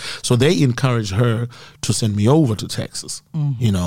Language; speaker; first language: English; non-native, local second language; Shona